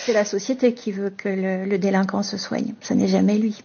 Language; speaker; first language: French; native; French